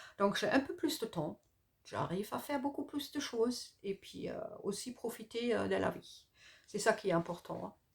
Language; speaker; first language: French; non-native, fluent; German